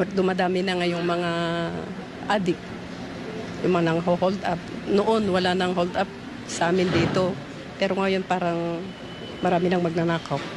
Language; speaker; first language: Filipino; non-native, local second language; Iloko